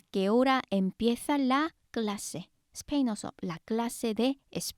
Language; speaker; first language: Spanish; non-native, fluent; Korean